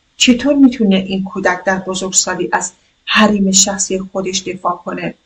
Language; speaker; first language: Persian; non-native, local second language; Kurdish